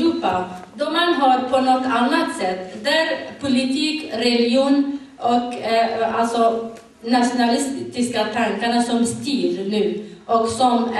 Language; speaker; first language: Swedish; non-native, fluent; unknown